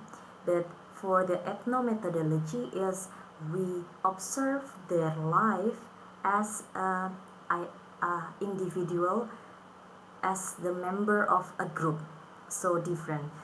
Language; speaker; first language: English; non-native, fluent; Indonesian